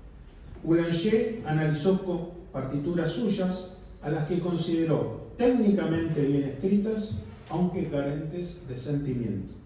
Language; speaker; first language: Spanish; native; Spanish